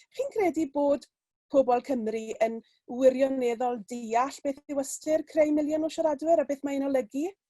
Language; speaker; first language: Welsh; native; Welsh